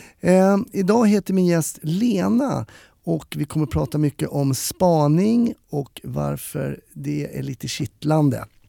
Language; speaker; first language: Swedish; native; Swedish